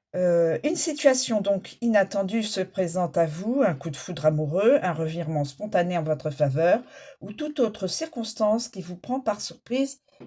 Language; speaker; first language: French; native; French